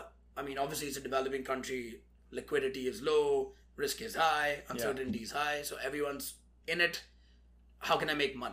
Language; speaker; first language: English; non-native, local second language; Hindi